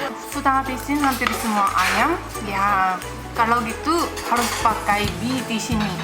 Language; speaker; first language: Indonesian; non-native, fluent; Korean